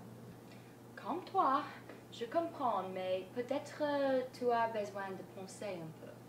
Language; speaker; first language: French; non-native, learner; English